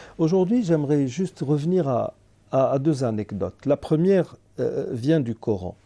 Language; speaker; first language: French; non-native, local second language; Arabic